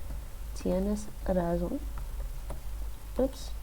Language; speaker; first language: Spanish; non-native, learner; English